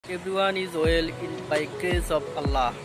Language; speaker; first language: English; non-native, learner; Bangla